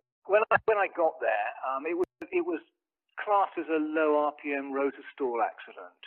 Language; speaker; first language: English; native; English